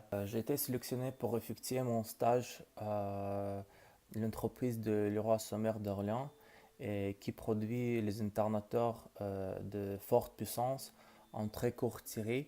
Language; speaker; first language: French; non-native, learner; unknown